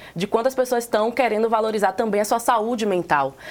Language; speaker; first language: Portuguese; native; Portuguese